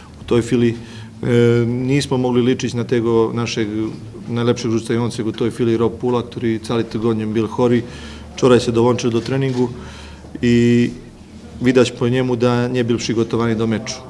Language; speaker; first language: Polish; non-native, learner; Serbian